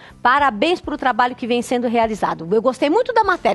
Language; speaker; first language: Portuguese; native; Portuguese